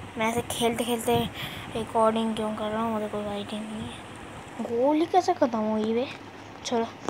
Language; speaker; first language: Hindi; non-native, local second language; Bangla